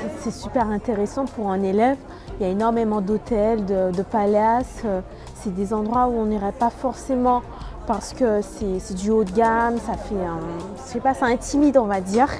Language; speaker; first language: French; native; French